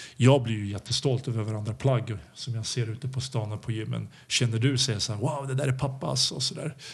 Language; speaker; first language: Swedish; early bilingual, other home language; Serbian